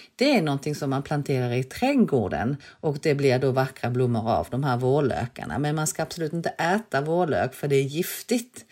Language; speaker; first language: Swedish; native; Swedish